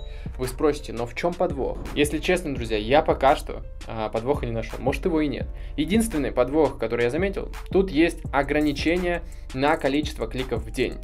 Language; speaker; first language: Russian; native; Russian